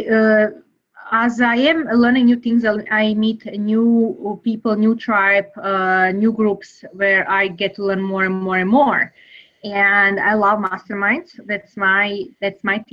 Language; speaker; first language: English; non-native, fluent; Serbian